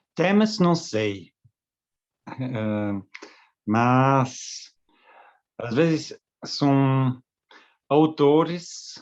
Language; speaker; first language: Portuguese; non-native, fluent; French